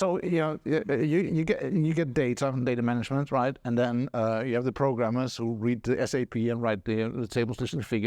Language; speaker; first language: English; non-native, fluent; Dutch